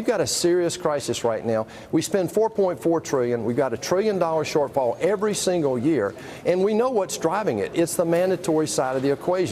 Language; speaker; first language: English; native; English